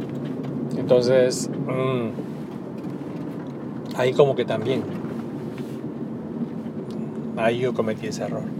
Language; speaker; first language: Spanish; native; Spanish